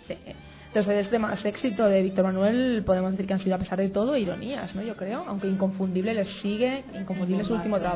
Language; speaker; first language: Spanish; native; Spanish